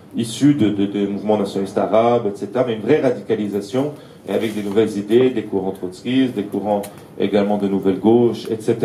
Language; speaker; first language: French; non-native, fluent; Arabic